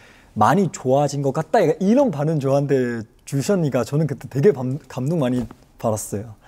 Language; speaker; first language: Korean; non-native, fluent; Chinese